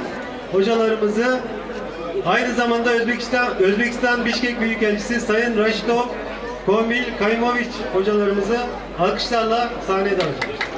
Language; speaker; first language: Turkish; native; Turkish